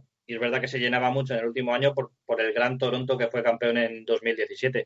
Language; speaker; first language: Spanish; native; Spanish